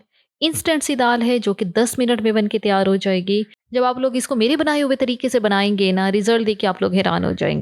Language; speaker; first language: Hindi; native; Hindi